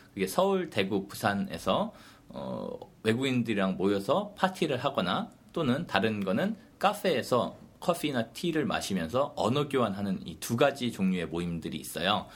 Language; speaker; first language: Korean; non-native, fluent; English